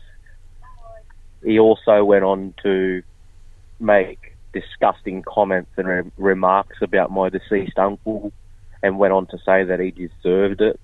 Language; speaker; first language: English; native; English